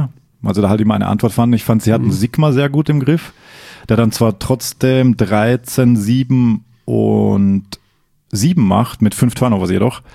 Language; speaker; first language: German; native; German